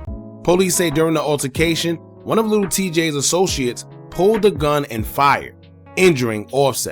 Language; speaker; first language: English; native; English